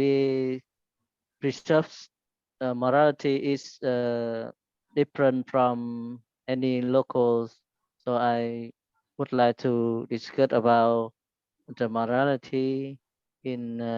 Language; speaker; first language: English; non-native, learner; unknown